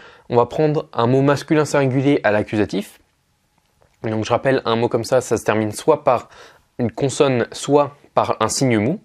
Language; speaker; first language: French; native; French